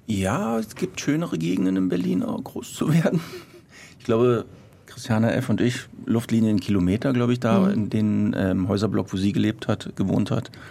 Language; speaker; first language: German; early bilingual, other home language; Croatian